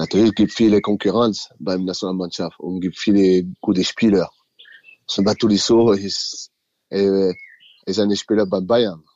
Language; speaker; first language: German; non-native, learner; French